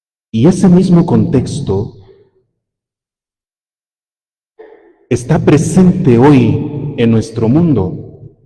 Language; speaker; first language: Spanish; native; Spanish